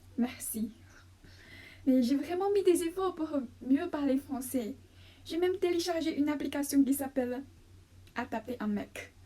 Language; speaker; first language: French; non-native, fluent; Chinese